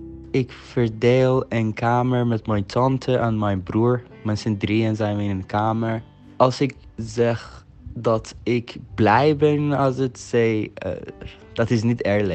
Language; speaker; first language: Dutch; non-native, fluent; Persian